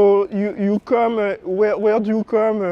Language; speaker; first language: English; non-native, learner; French